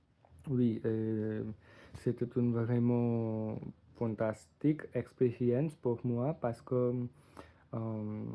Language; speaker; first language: French; non-native, learner; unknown